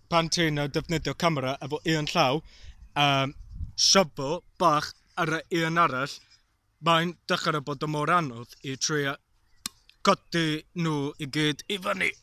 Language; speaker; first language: Welsh; non-native, learner; English